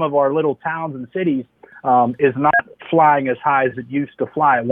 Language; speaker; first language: English; native; English